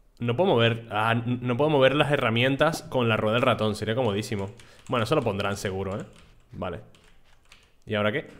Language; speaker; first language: Spanish; native; Spanish